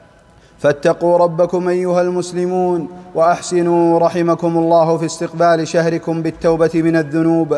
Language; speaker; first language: Arabic; native; Arabic